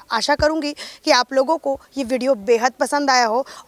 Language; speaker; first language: Hindi; native; Hindi